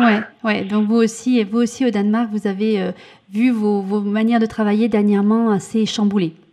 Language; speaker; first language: French; native; French